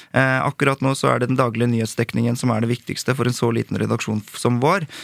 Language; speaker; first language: Norwegian; early bilingual, other home language; Korean